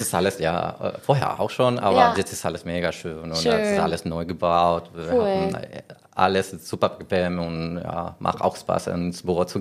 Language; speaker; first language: German; non-native, learner; Spanish